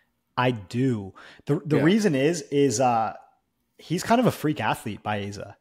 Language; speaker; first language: English; native; English